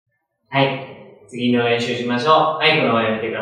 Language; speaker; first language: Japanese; non-native, fluent; Vietnamese